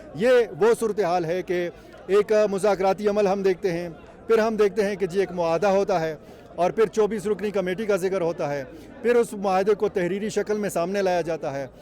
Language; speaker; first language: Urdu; non-native, local second language; Pashto